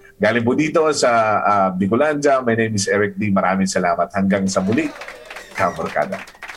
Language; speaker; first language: Filipino; native; Filipino